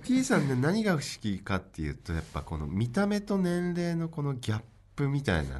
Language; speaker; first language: Japanese; native; Japanese